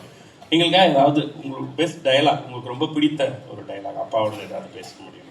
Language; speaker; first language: Tamil; native; Tamil